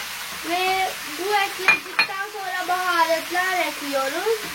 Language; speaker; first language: Turkish; non-native, learner; Urdu